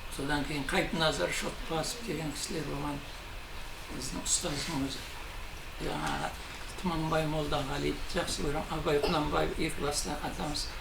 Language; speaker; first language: Kazakh; native; Kazakh